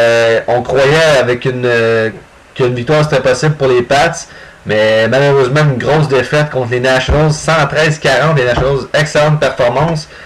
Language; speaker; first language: French; native; French